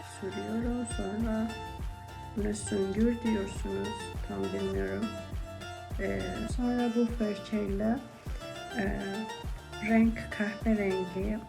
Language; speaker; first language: Turkish; non-native, learner; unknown